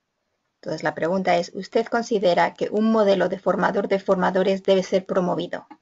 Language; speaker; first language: Spanish; native; Spanish